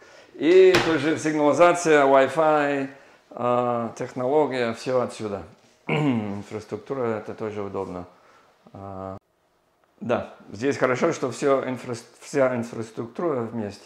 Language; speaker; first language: Russian; non-native, learner; English